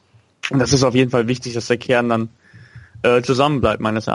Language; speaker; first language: German; native; German